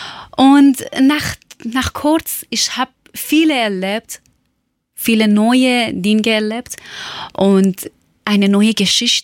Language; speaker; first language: German; non-native, learner; Persian